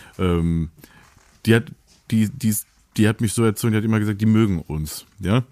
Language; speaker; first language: German; native; German